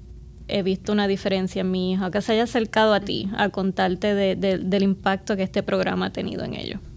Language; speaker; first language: Spanish; native; Spanish